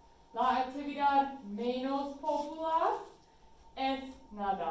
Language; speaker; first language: Spanish; non-native, fluent; English